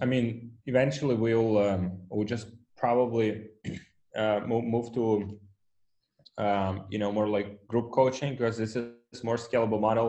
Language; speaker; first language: English; non-native, fluent; Ukrainian